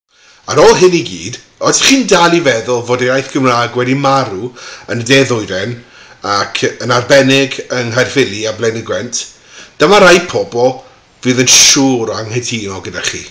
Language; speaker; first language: Welsh; non-native, local second language; English